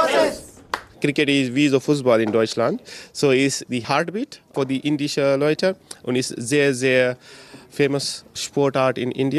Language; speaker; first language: German; non-native, learner; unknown